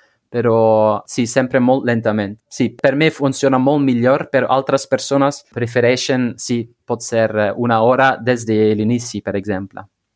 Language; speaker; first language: Italian; non-native, fluent; Dutch